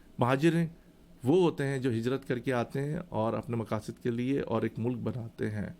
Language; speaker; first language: Urdu; native; Urdu